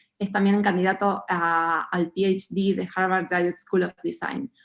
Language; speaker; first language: Spanish; native; Spanish